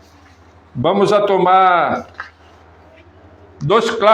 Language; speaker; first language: Spanish; non-native, fluent; Portuguese